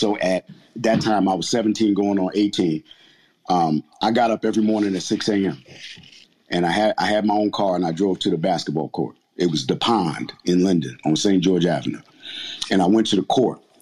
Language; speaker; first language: English; native; English